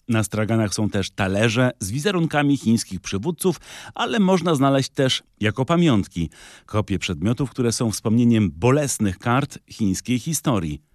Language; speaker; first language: Polish; native; Polish